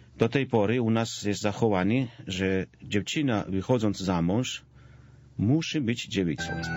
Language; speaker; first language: Polish; non-native, fluent; Georgian